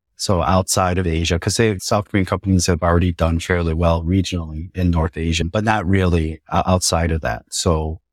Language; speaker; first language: English; native; English